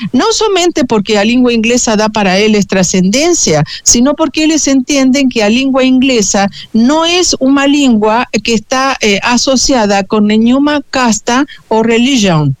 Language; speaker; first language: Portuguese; non-native, fluent; Spanish